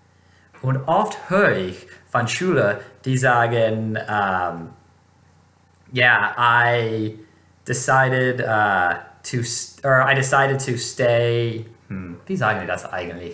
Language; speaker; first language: German; non-native, fluent; English